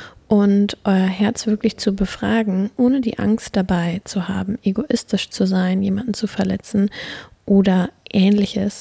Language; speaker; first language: German; native; German